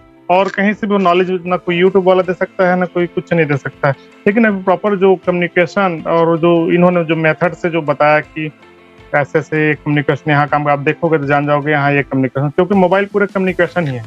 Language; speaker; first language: Hindi; native; Hindi